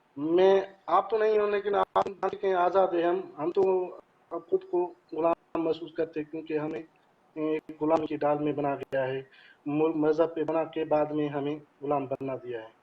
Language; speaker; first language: Urdu; non-native, local second language; Sindhi